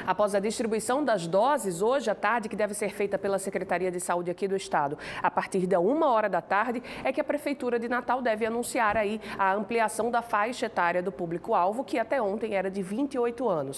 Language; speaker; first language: Portuguese; native; Portuguese